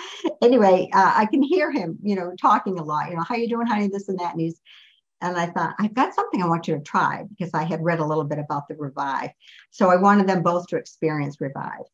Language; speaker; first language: English; native; English